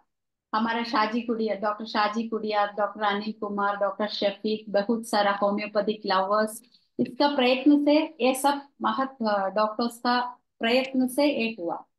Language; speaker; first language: Hindi; non-native, local second language; Malayalam